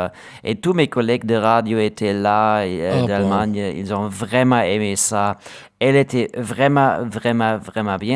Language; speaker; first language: French; non-native, learner; German